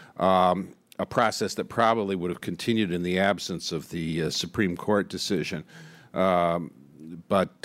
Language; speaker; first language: English; native; English